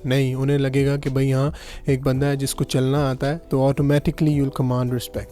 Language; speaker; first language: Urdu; non-native, local second language; Punjabi